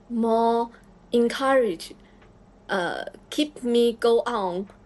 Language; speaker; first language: English; non-native, learner; Chinese